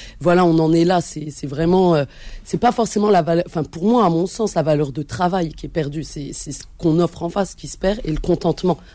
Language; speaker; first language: French; early bilingual, other home language; Arabic